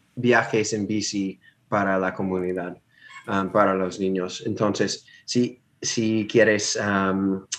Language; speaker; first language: Spanish; non-native, fluent; English